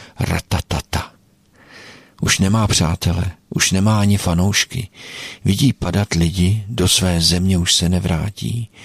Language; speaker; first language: Czech; native; Czech